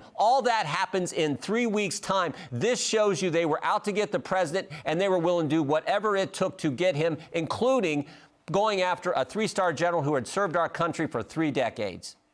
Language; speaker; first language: English; native; English